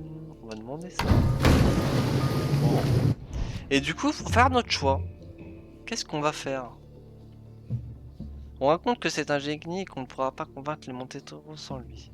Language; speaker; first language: French; native; French